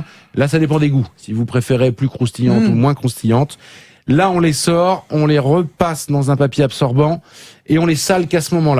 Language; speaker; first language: French; native; French